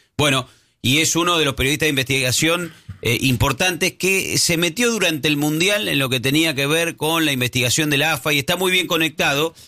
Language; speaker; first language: Spanish; native; Spanish